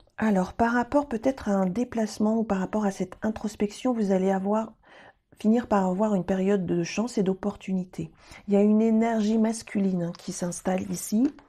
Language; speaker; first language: French; native; French